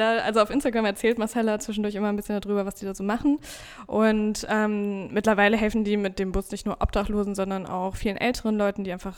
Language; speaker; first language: German; native; German